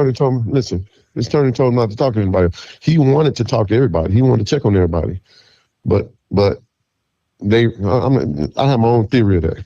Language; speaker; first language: English; native; English